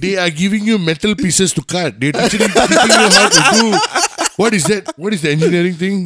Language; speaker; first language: English; native; English